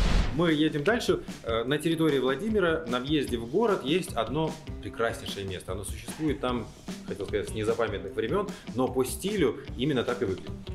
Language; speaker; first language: Russian; native; Russian